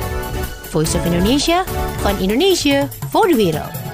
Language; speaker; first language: Dutch; non-native, fluent; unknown